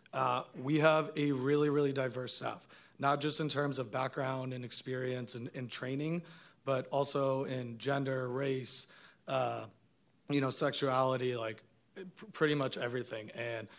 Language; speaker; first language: English; non-native, fluent; Hebrew